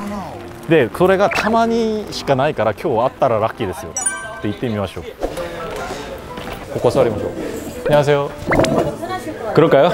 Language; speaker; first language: Japanese; non-native, fluent; Korean